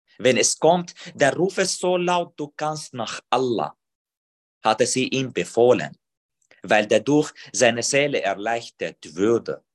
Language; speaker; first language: German; non-native, fluent; Arabic